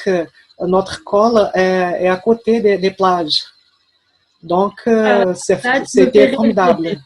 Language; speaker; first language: French; non-native, fluent; Portuguese